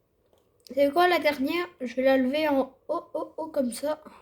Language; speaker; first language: French; native; French